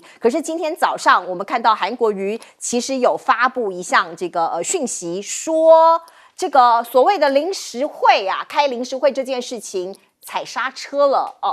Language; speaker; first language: Chinese; native; Chinese